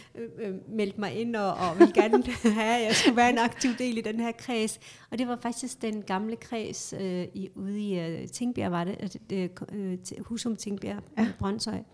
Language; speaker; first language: Danish; early bilingual, other home language; Kurdish